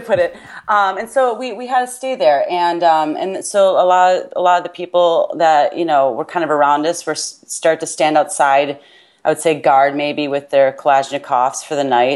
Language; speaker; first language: English; native; English